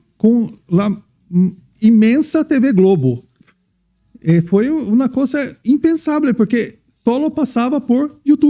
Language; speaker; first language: Spanish; non-native, fluent; Portuguese